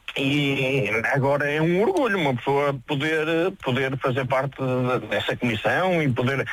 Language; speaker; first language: Portuguese; native; Portuguese